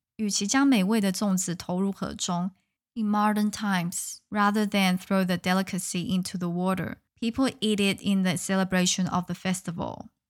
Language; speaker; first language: English; non-native, fluent; Chinese